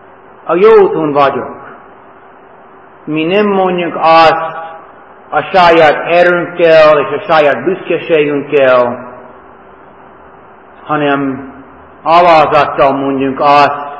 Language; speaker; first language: Hungarian; non-native, fluent; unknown